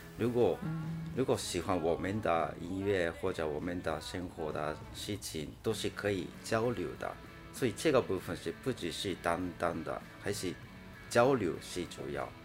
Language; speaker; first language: Chinese; non-native, fluent; Japanese